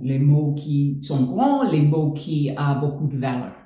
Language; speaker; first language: French; non-native, learner; English